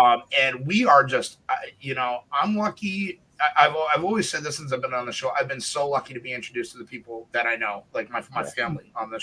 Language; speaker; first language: English; native; English